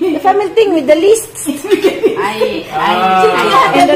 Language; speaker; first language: English; non-native, local second language; Filipino